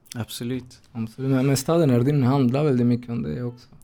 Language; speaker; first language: Swedish; non-native, fluent; Spanish